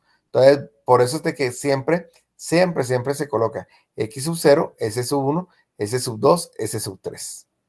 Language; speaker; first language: Spanish; native; Spanish